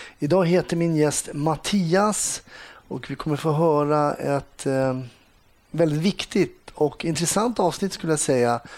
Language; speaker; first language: Swedish; native; Swedish